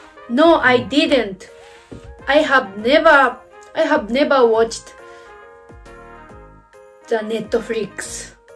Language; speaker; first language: English; non-native, learner; Japanese